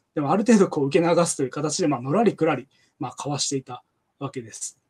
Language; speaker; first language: Japanese; native; Japanese